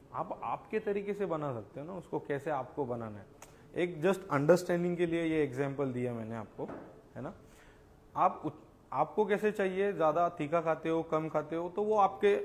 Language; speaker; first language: Hindi; non-native, local second language; Marathi